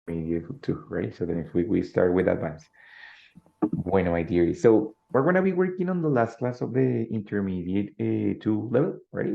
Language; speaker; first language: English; non-native, fluent; Spanish